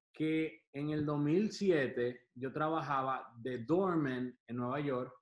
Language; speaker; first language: Spanish; native; Spanish